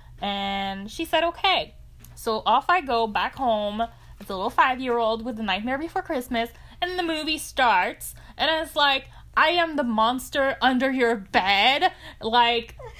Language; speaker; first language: English; non-native, fluent; French